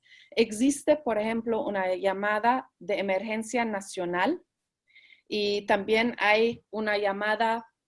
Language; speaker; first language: Spanish; early bilingual, heritage; Spanish